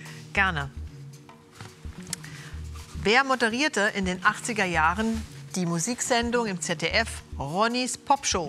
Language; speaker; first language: German; native; German